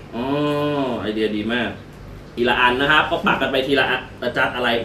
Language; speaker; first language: Thai; native; Thai